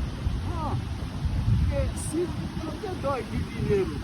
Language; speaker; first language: Portuguese; non-native, learner; Haitian Creole